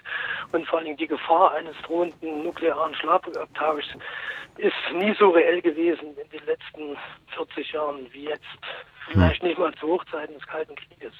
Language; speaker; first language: German; native; German